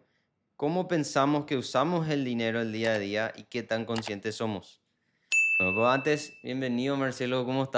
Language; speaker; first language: Spanish; native; Spanish